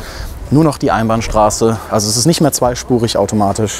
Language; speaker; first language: German; native; German